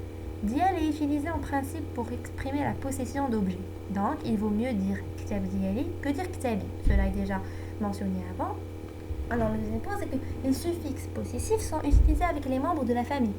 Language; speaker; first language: French; non-native, local second language; Arabic